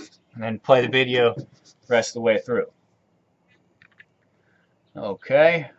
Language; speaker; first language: English; native; English